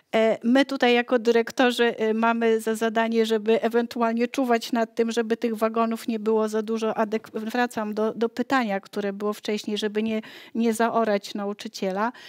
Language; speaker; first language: Polish; native; Polish